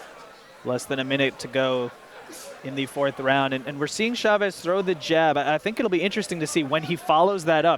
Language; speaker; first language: English; native; English